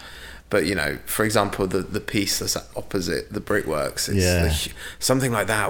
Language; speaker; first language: English; native; English